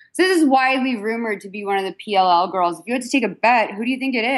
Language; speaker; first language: English; native; English